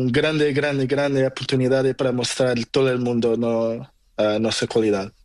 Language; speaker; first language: Spanish; non-native, learner; Portuguese